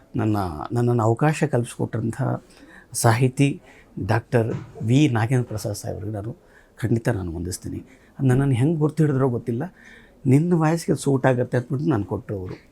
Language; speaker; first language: Kannada; non-native, local second language; Telugu